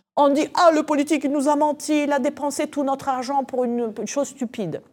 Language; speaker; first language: French; non-native, fluent; Italian